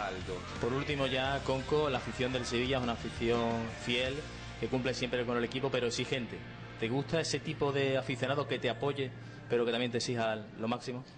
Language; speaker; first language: Spanish; native; Spanish